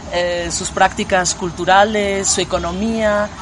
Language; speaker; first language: Spanish; non-native, fluent; German